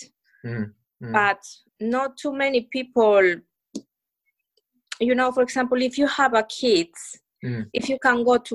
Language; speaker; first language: English; non-native, fluent; Spanish